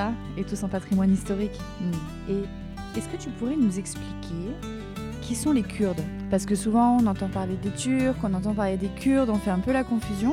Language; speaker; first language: French; native; French